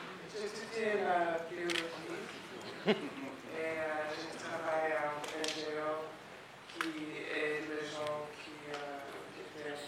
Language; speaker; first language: French; non-native, learner; English